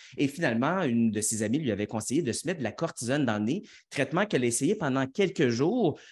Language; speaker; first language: French; native; French